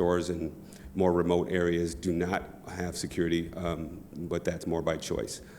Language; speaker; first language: English; native; English